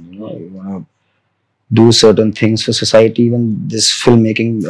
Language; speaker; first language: English; non-native, local second language; Gujarati